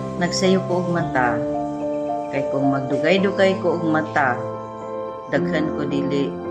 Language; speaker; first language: Cebuano; non-native, local second language; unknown